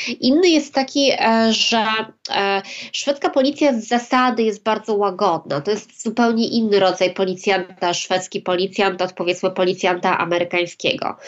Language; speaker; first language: Polish; native; Polish